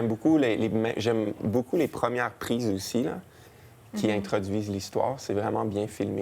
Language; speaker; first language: French; native; French